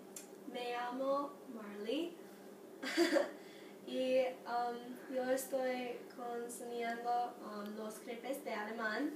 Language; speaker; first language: Spanish; non-native, learner; English